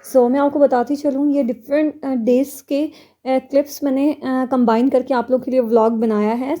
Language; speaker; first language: Urdu; native; Urdu